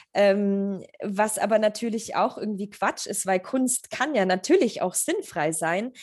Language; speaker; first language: German; early bilingual, other home language; Polish